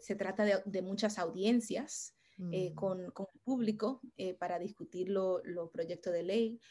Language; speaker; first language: Spanish; early bilingual, heritage; Spanish